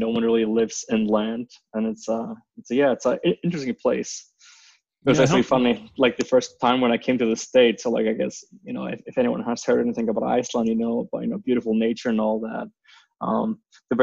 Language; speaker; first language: English; non-native, fluent; Icelandic